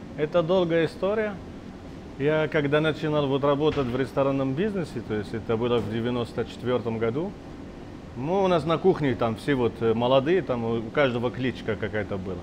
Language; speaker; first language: Russian; non-native, fluent; Arabic